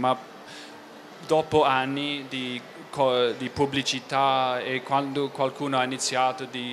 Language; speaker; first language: Italian; non-native, fluent; English